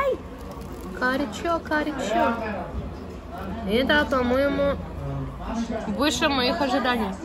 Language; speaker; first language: Russian; native; Russian